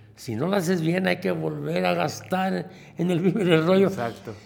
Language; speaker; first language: Spanish; native; Spanish